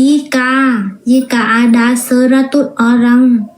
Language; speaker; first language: Indonesian; non-native, learner; Vietnamese